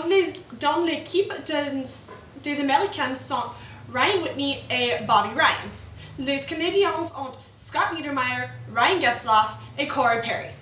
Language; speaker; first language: French; non-native, learner; English